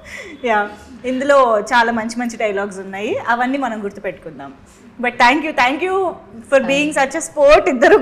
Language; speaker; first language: Telugu; native; Telugu